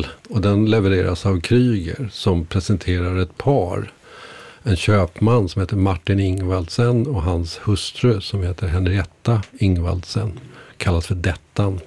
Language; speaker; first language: Swedish; native; Swedish